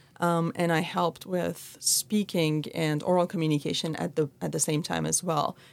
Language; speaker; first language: English; non-native, fluent; Persian